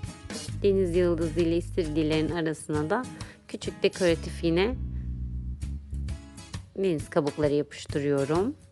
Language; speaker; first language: Turkish; native; Turkish